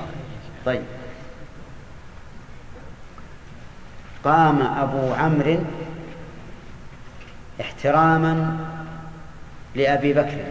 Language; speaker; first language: Arabic; native; Arabic